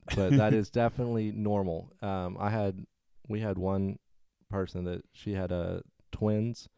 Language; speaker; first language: English; native; English